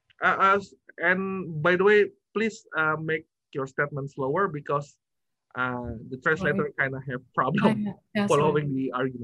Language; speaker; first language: English; non-native, fluent; Indonesian